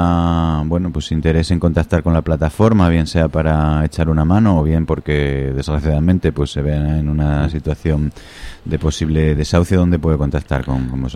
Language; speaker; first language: Spanish; native; Spanish